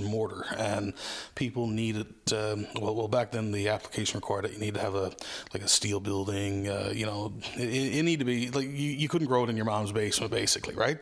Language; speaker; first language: English; native; English